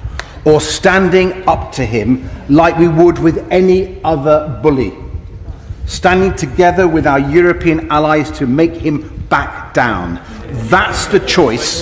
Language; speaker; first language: English; native; English